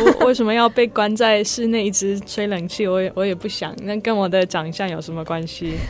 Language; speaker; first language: Chinese; non-native, fluent; English